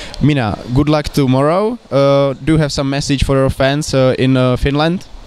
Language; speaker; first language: English; non-native, fluent; Czech